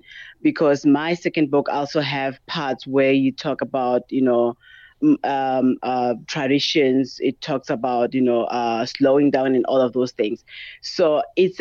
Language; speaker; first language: English; non-native, local second language; Tsonga